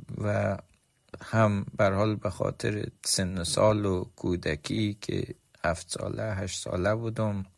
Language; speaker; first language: Persian; native; Persian